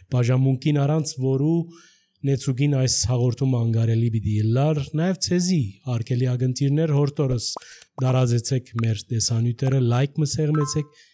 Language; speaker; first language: Armenian; early bilingual, heritage; Armenian